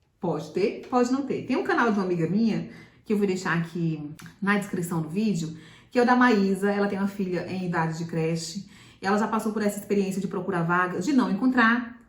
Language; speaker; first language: Portuguese; native; Portuguese